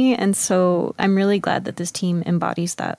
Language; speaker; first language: English; early bilingual, other home language; Spanish